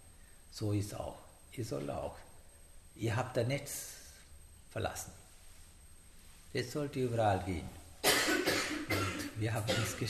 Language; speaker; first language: German; non-native, learner; Sinhala